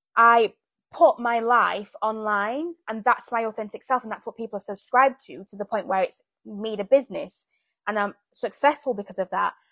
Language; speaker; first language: English; early bilingual, other home language; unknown